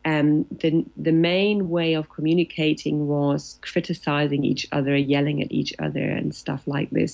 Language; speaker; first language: English; non-native, fluent; German